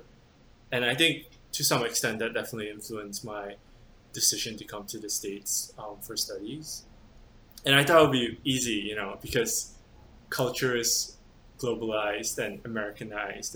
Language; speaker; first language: English; native; English